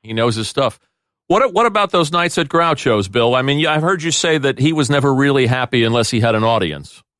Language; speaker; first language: English; native; English